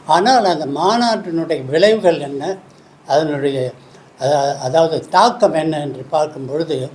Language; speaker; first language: Tamil; native; Tamil